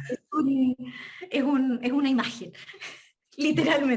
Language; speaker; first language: Spanish; native; Spanish